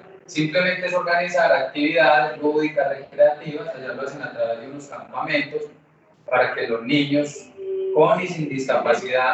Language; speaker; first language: Spanish; native; Spanish